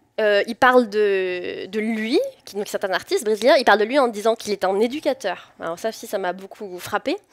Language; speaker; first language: French; native; French